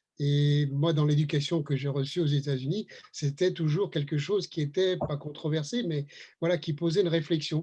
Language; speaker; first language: French; native; French